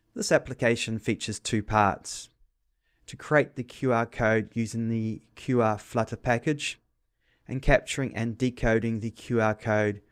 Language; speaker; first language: English; native; English